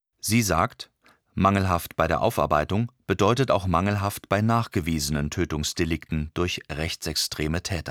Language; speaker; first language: German; native; German